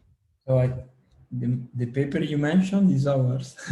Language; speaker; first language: English; non-native, fluent; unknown